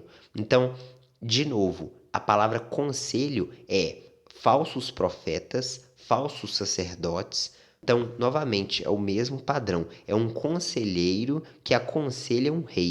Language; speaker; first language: Portuguese; native; Portuguese